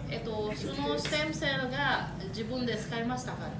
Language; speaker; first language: Japanese; non-native, learner; Filipino